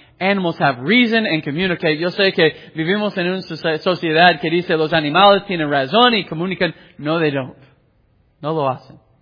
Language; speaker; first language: Spanish; non-native, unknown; English